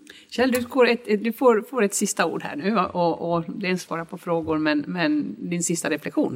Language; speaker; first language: Swedish; native; Swedish